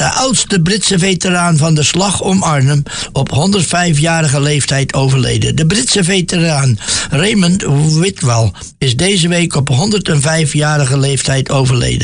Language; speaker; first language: Dutch; native; Dutch